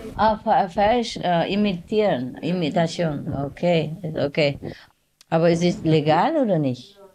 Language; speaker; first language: German; non-native, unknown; Vietnamese